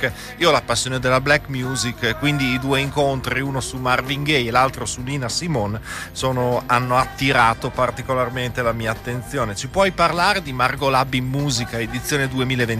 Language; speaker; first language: Italian; native; Italian